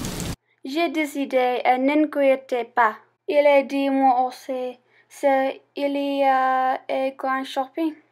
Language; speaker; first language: French; non-native, learner; English